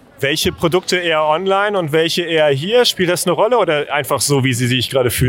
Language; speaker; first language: German; native; German